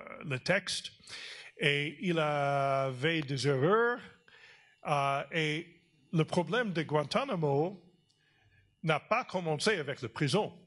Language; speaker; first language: French; non-native, fluent; English